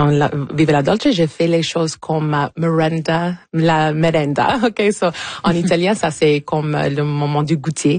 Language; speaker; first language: French; non-native, local second language; English